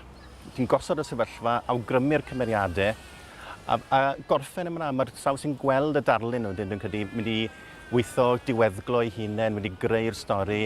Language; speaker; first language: Welsh; native; Welsh